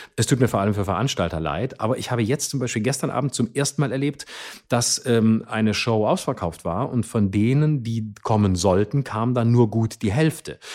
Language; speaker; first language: German; native; German